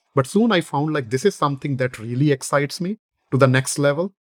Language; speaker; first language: English; non-native, local second language; Hindi